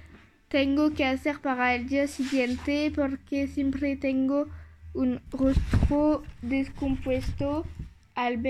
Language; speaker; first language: Spanish; non-native, learner; French